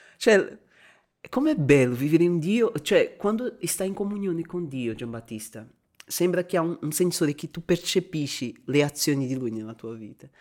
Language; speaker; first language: Italian; non-native, fluent; Portuguese